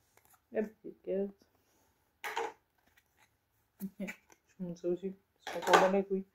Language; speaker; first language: French; native; French